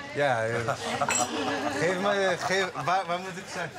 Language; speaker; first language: Dutch; non-native, learner; Portuguese